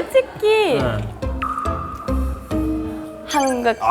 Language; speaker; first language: Korean; non-native, learner; Japanese